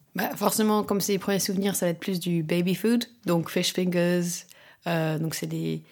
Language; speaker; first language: French; native; French